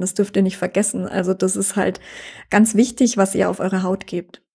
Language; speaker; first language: German; native; German